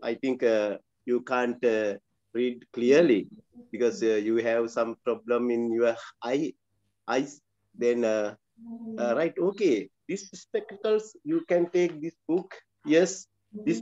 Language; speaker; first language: English; non-native, learner; Sinhala